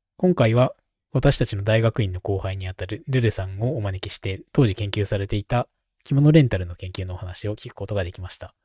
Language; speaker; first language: Japanese; native; Japanese